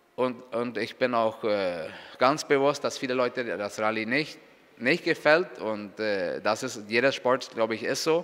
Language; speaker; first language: German; non-native, local second language; Spanish